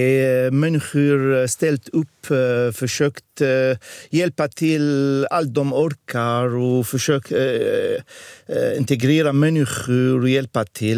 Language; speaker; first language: Swedish; non-native, fluent; Arabic